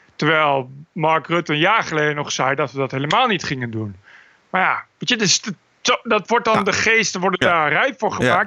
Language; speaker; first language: Dutch; native; Dutch